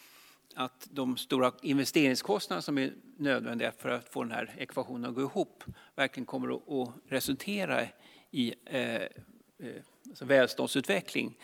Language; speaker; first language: Swedish; native; Swedish